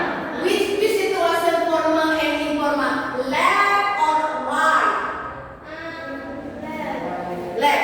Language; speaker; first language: English; non-native, fluent; Indonesian